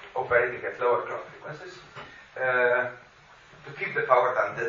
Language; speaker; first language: English; non-native, fluent; Slovenian